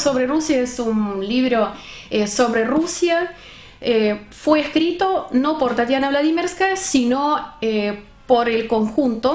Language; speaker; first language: Spanish; non-native, fluent; Russian